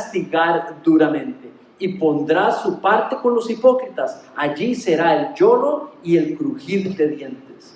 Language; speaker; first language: Spanish; native; Spanish